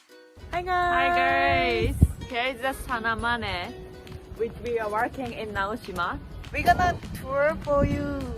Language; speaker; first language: English; non-native, learner; Japanese